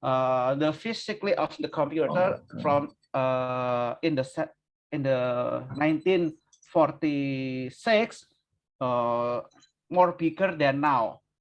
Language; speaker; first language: English; non-native, learner; Indonesian